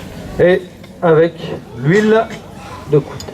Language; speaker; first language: French; native; French